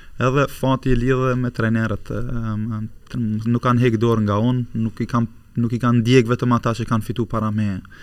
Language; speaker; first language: Albanian; native; Albanian